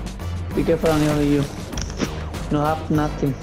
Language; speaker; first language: English; non-native, learner; Spanish